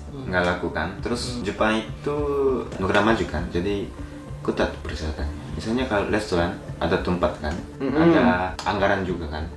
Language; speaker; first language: Indonesian; non-native, learner; Japanese